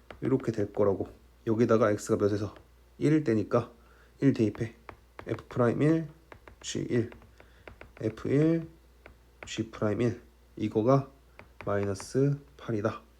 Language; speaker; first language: Korean; native; Korean